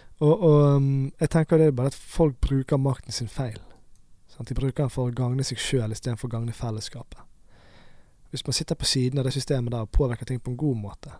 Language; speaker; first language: Norwegian; native; Norwegian